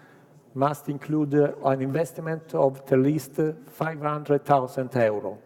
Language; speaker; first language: English; non-native, learner; Italian